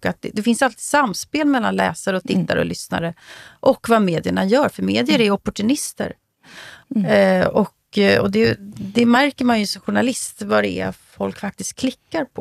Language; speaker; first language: Swedish; native; Swedish